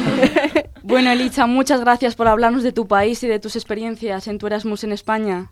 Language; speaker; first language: Spanish; native; Spanish